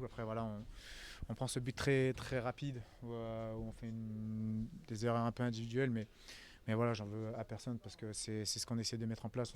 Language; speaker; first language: French; native; French